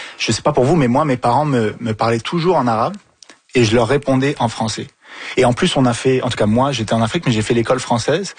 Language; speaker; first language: French; early bilingual, other home language; Arabic